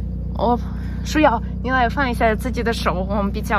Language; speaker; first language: Chinese; non-native, fluent; Ukrainian